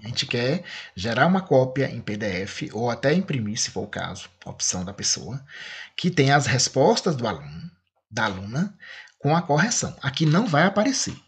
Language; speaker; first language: Portuguese; native; Portuguese